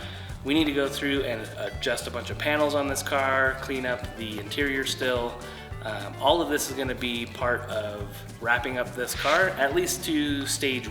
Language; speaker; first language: English; native; English